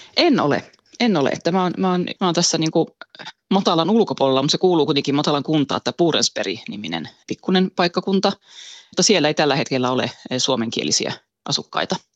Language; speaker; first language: Finnish; early bilingual, heritage; Finnish